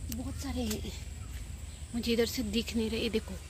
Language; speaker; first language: Hindi; non-native, local second language; Nepali